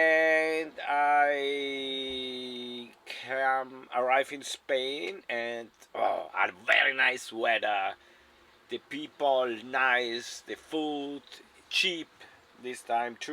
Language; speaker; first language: English; non-native, learner; German